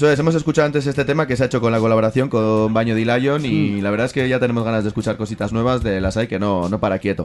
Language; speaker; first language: Spanish; native; Spanish